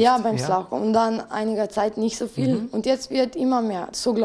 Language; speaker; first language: German; non-native, fluent; Slovenian